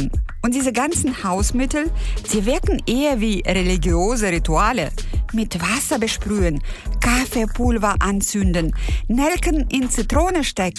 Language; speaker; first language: German; non-native, fluent; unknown